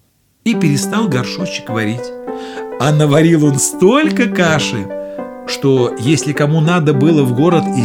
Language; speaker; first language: Russian; native; Russian